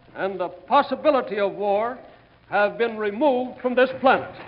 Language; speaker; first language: English; native; English